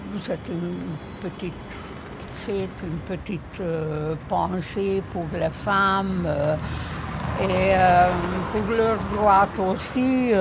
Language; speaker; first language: French; non-native, fluent; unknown